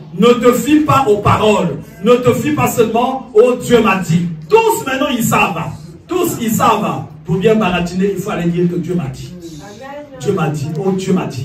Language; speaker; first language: French; non-native, local second language; Lingala